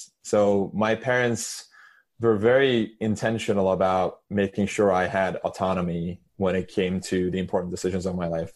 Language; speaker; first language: English; non-native, fluent; Turkish